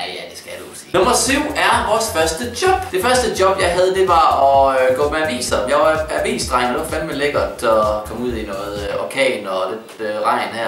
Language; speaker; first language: Danish; native; Danish